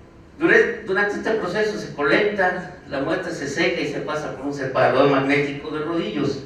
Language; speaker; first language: Spanish; native; Spanish